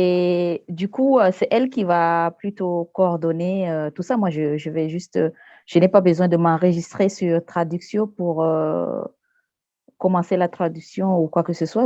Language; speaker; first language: French; non-native, local second language; Fula